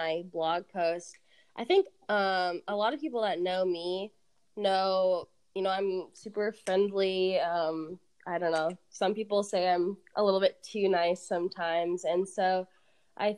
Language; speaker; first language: English; native; English